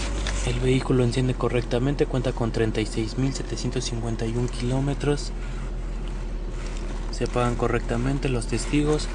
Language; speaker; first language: Spanish; native; Spanish